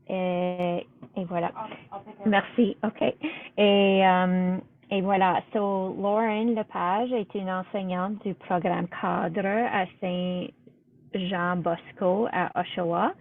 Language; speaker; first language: French; non-native, local second language; English